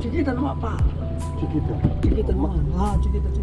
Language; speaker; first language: Spanish; native; Spanish